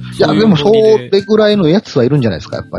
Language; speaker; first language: Japanese; native; Japanese